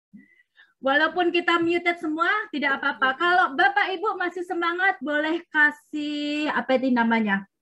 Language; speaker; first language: Indonesian; native; Indonesian